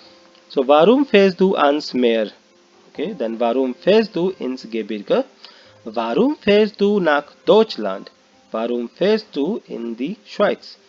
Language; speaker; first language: German; non-native, learner; Hindi